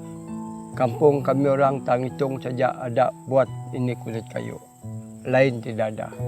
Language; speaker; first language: Indonesian; non-native, local second language; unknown